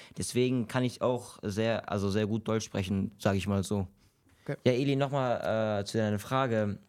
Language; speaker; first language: German; early bilingual, other home language; Kurdish